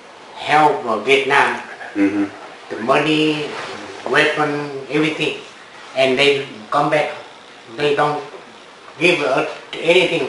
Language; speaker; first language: English; non-native, learner; Vietnamese